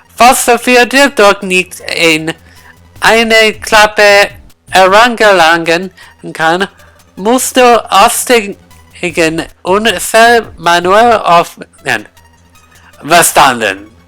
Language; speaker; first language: German; non-native, learner; English